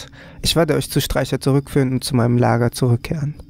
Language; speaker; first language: German; native; German